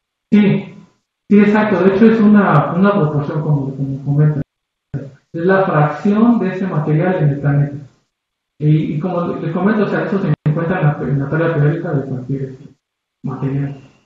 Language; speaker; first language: Spanish; native; Spanish